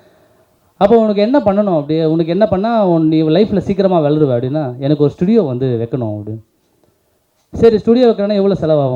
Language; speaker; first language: Tamil; native; Tamil